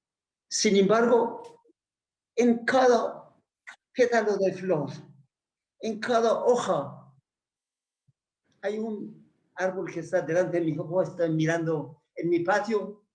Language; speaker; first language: Spanish; non-native, fluent; Persian